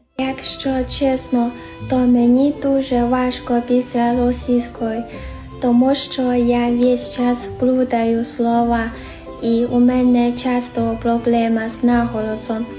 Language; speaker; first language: Ukrainian; non-native, learner; Chinese